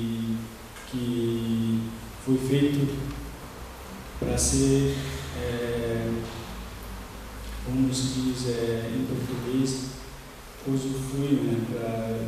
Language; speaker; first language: Portuguese; non-native, local second language; Guarani